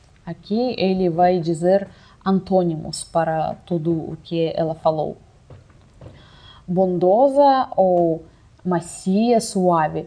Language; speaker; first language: Portuguese; non-native, fluent; Russian